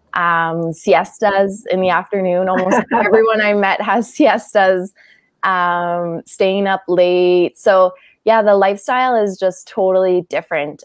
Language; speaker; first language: English; native; English